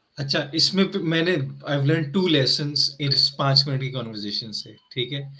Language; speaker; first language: Urdu; native; Urdu